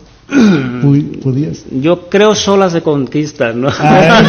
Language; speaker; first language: Spanish; native; Spanish